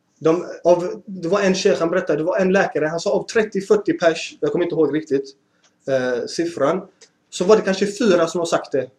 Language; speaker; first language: Swedish; early bilingual, other home language; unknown